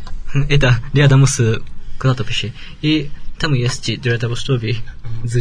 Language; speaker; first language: Russian; non-native, learner; Japanese